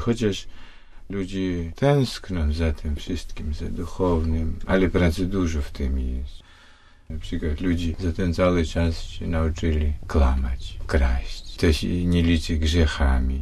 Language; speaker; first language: Polish; non-native, fluent; Russian